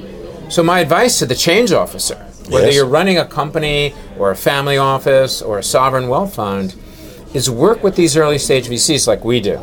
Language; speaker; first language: English; native; English